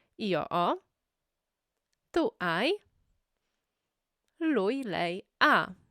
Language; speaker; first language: Italian; non-native, fluent; Polish